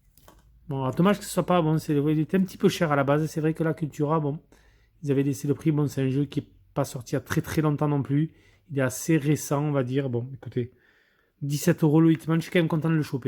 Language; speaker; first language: French; native; French